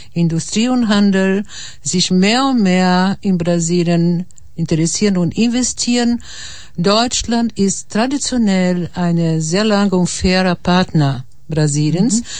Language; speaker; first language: German; non-native, fluent; Portuguese